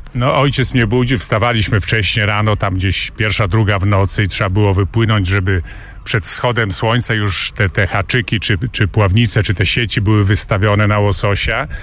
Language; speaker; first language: Polish; non-native, local second language; Kashubian